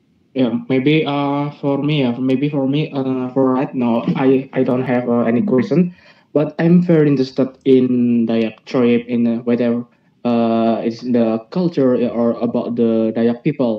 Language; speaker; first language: English; non-native, learner; Indonesian